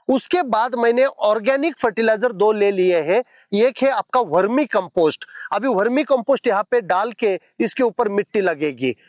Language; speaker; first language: Hindi; non-native, local second language; Marathi